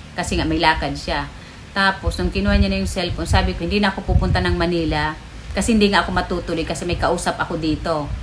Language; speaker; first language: Filipino; non-native, local second language; Bikol